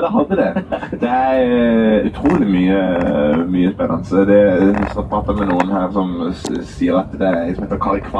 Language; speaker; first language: Norwegian; native; Norwegian